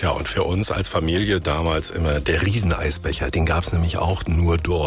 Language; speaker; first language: German; native; German